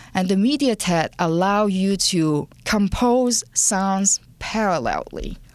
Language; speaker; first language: English; non-native, local second language; Cantonese